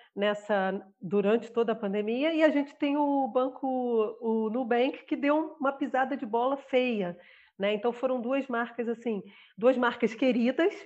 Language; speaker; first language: Portuguese; native; Portuguese